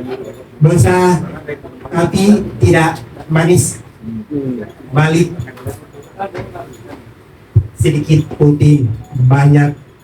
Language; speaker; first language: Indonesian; non-native, learner; Thai